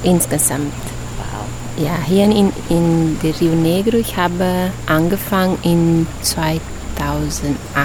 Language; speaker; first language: German; non-native, learner; Portuguese